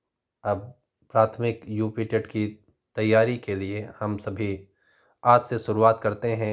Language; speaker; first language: Hindi; native; Hindi